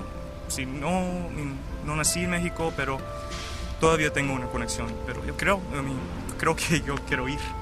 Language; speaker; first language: Spanish; early bilingual, heritage; English